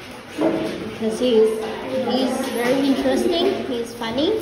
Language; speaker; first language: English; non-native, learner; Vietnamese